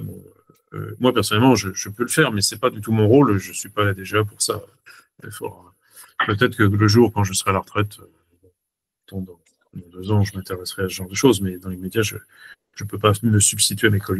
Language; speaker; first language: French; native; French